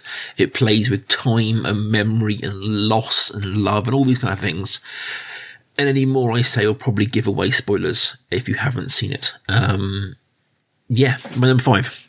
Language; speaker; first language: English; native; English